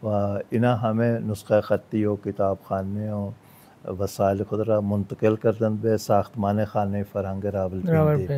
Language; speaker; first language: Persian; non-native, fluent; Punjabi